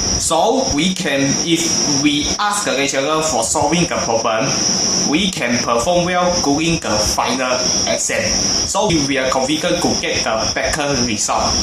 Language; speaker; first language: English; non-native, learner; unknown